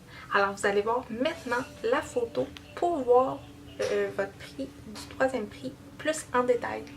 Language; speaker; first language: French; native; French